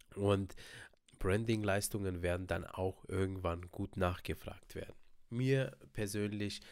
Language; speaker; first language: German; early bilingual, other home language; Romanian